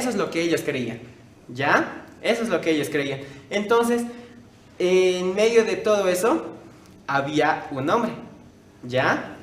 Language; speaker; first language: Spanish; native; Spanish